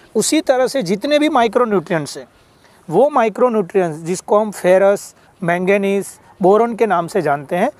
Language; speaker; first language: Hindi; non-native, local second language; Gujarati